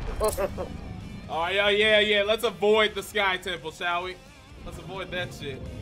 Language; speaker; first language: English; native; English